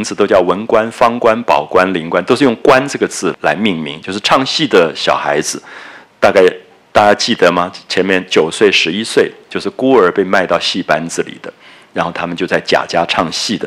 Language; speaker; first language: Chinese; native; Chinese